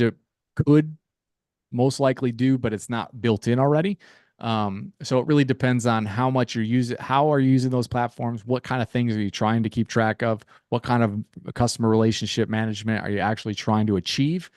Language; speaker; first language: English; native; English